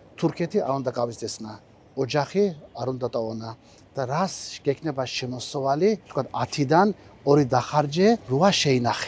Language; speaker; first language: Georgian; early bilingual, heritage; Georgian